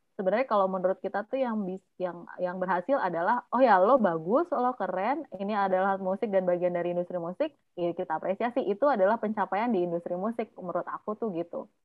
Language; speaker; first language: Indonesian; native; Indonesian